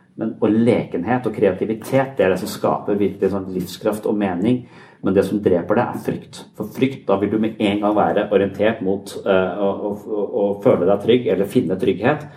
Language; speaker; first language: Norwegian; native; Norwegian